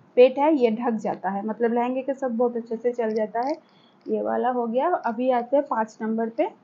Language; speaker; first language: Hindi; non-native, local second language; Bangla